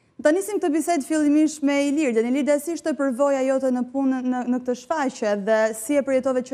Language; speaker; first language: Albanian; native; Albanian